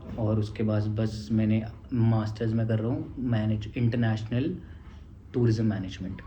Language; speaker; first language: Hindi; native; Hindi